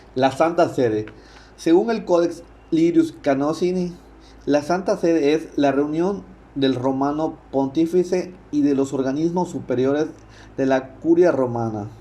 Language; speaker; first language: Spanish; native; Spanish